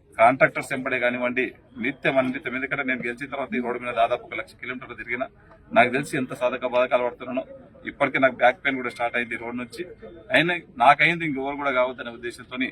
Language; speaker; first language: Telugu; native; Telugu